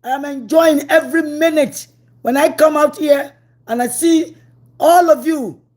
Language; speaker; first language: English; non-native, local second language; Yoruba